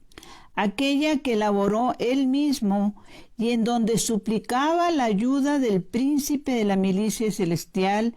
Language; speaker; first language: Spanish; native; Spanish